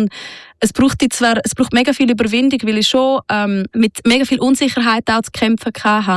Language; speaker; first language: German; native; German